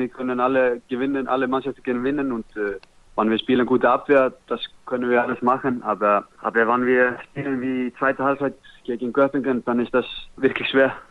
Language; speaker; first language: German; non-native, learner; Icelandic